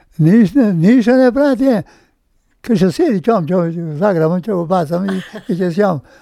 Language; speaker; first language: Macedonian; native; Macedonian